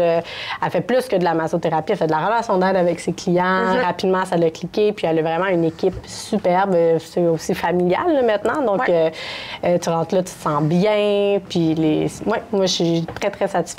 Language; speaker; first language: French; native; French